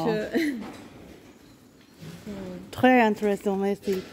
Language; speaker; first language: French; non-native, learner; English